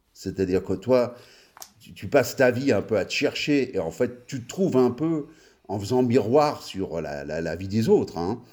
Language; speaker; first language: French; early bilingual, other home language; Italian